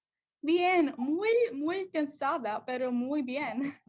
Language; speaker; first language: Spanish; non-native, learner; English